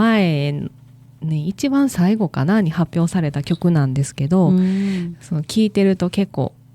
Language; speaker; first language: Japanese; native; Japanese